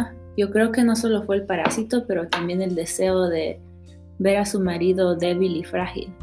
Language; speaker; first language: Spanish; early bilingual, heritage; Spanish